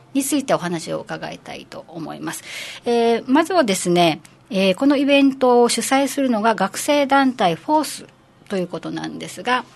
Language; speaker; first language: Japanese; native; Japanese